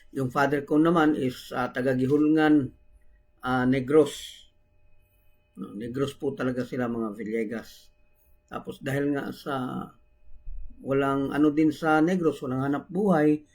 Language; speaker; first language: Filipino; non-native, local second language; Cebuano